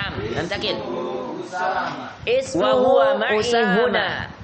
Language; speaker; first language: Arabic; non-native, fluent; Indonesian